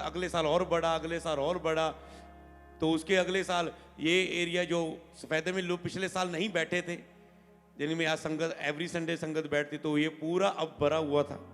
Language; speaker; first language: Hindi; non-native, local second language; Punjabi